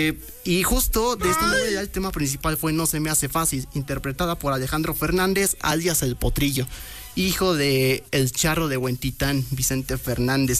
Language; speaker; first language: Spanish; native; Spanish